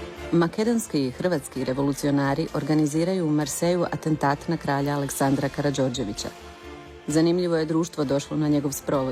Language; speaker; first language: Croatian; native; Croatian